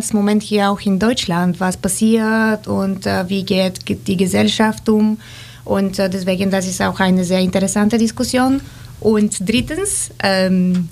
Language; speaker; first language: German; non-native, fluent; Bulgarian